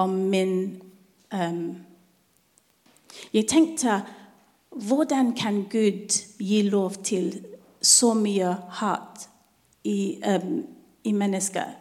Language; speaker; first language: Norwegian; non-native, learner; English